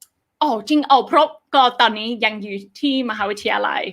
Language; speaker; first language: Thai; non-native, fluent; English